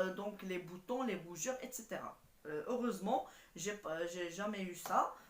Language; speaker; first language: French; non-native, local second language; Arabic